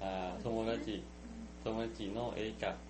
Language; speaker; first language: Japanese; non-native, learner; Thai